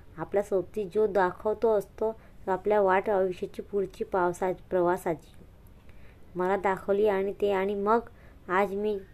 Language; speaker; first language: Marathi; non-native, local second language; Hindi